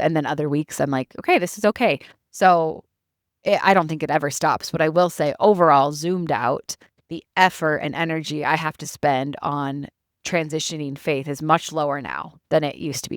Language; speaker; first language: English; native; English